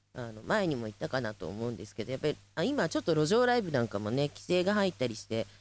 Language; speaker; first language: Japanese; native; Japanese